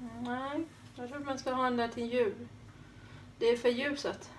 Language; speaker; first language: Swedish; non-native, fluent; Thai